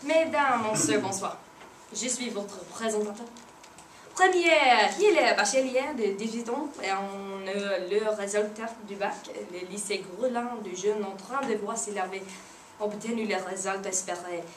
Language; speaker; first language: French; non-native, learner; English